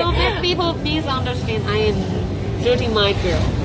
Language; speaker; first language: English; non-native, learner; Chinese